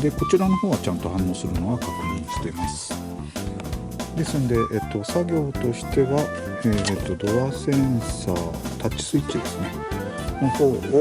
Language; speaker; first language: Japanese; native; Japanese